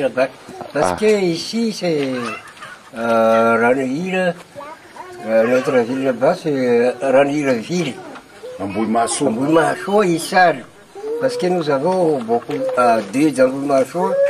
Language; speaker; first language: French; non-native, local second language; Malagasy